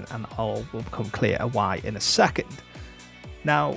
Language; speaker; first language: English; native; English